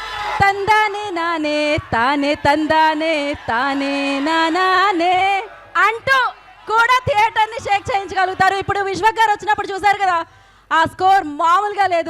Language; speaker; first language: Telugu; native; Telugu